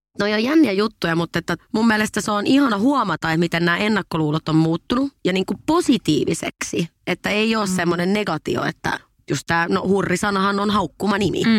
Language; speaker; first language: Finnish; non-native, local second language; Swedish